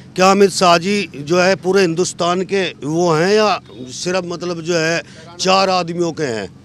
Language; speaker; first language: Hindi; native; Hindi